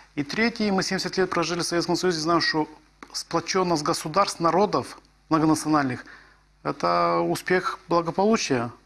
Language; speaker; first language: Russian; non-native, local second language; Gagauz